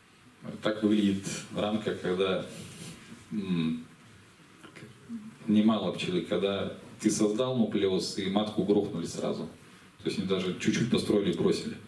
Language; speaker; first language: Russian; native; Russian